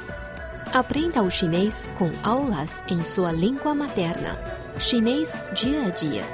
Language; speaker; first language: Portuguese; non-native, fluent; Chinese